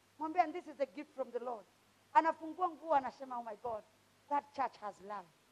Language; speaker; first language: English; non-native, local second language; Swahili